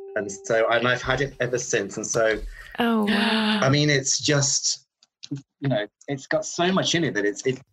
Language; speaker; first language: English; native; English